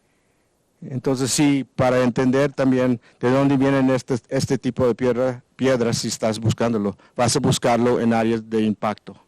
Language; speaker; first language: Spanish; non-native, learner; English